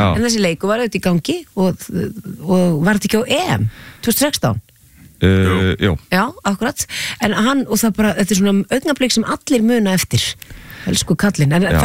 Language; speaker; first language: Icelandic; native; Icelandic